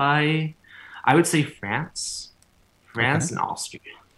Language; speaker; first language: English; non-native, fluent; Spanish